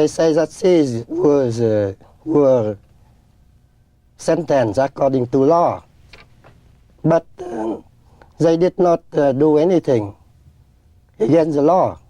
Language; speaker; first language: English; non-native, fluent; Vietnamese